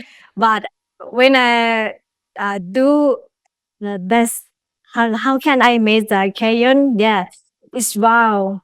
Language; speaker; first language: English; non-native, learner; Lao